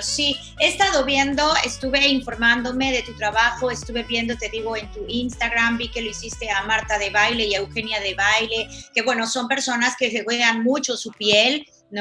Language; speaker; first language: Spanish; native; Spanish